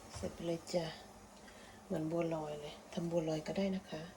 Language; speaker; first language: Thai; native; Thai